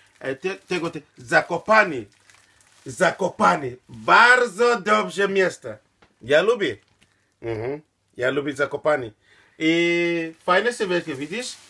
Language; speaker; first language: Polish; non-native, learner; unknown